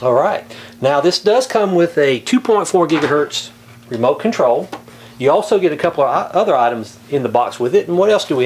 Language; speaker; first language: English; native; English